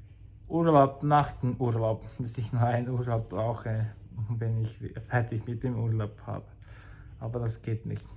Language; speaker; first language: German; non-native, fluent; Croatian